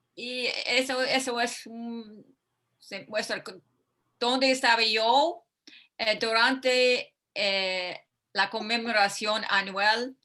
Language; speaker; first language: Spanish; non-native, fluent; English